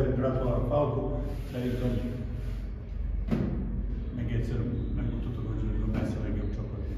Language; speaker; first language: Hungarian; non-native, learner; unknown